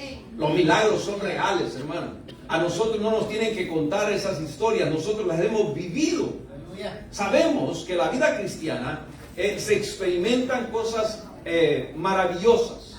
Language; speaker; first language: Spanish; native; Spanish